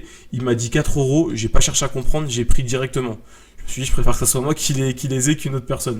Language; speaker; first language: French; native; French